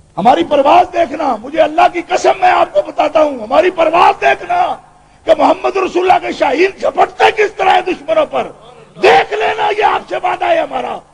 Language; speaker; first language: Urdu; non-native, local second language; Punjabi